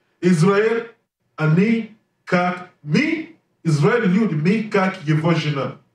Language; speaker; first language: Russian; non-native, learner; English